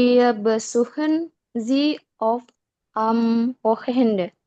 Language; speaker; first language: German; non-native, learner; Indonesian